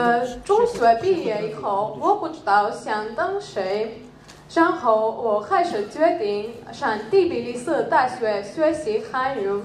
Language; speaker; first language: Chinese; non-native, learner; Georgian